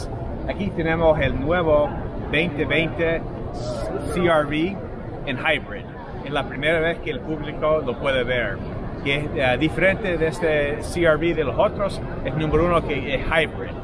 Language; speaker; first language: Spanish; non-native, fluent; English